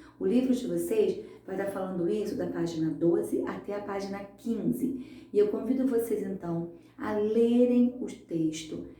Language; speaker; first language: Portuguese; native; Portuguese